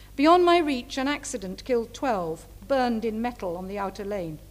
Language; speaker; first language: English; native; English